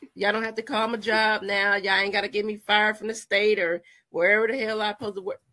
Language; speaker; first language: English; native; English